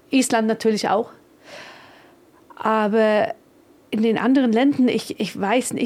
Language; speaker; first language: German; non-native, fluent; English